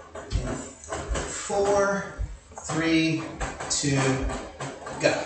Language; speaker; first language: English; native; English